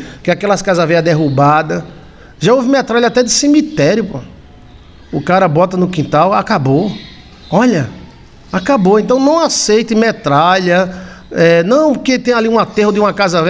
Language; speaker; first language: Portuguese; native; Portuguese